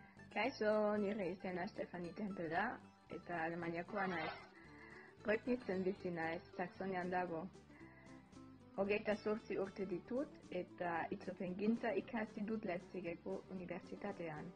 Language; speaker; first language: Basque; non-native, fluent; German